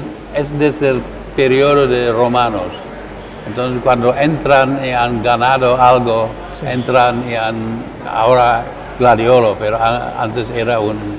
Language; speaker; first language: Spanish; non-native, learner; Dutch